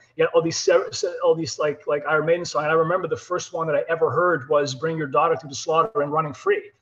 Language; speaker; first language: English; non-native, fluent; Dutch